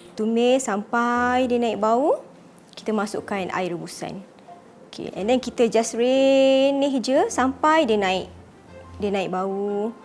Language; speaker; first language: Malay; native; Malay